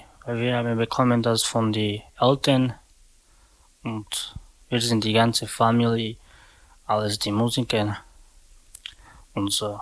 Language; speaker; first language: German; non-native, learner; Slovak